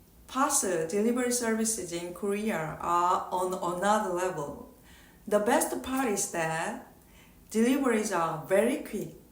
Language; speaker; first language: English; non-native, learner; Korean